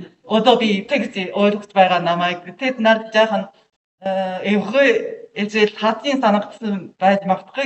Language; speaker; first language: Mongolian; non-native, learner; Japanese